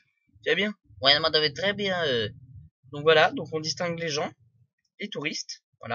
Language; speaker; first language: French; native; French